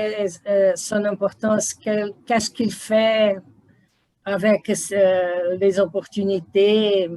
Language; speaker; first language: French; non-native, learner; Portuguese